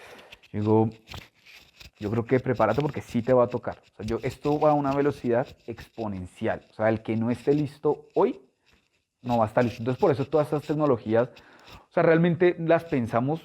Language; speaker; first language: Spanish; native; Spanish